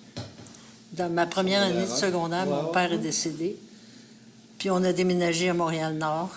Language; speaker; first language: French; native; French